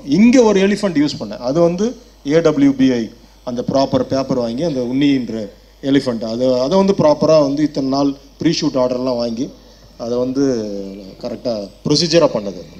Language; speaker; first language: Tamil; native; Tamil